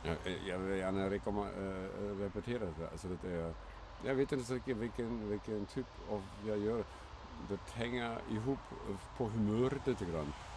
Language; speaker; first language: Swedish; non-native, fluent; German